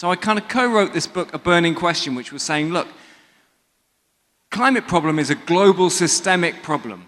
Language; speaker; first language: English; native; English